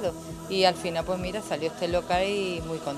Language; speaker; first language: Spanish; native; Spanish